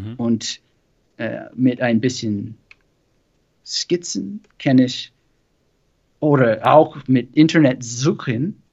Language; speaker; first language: German; non-native, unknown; English